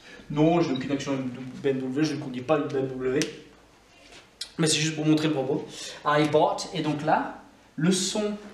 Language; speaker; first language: French; non-native, fluent; English